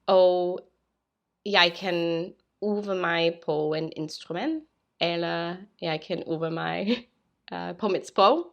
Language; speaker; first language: Danish; non-native, fluent; English